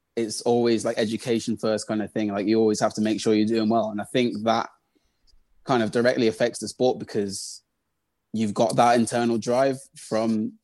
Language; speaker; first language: English; native; English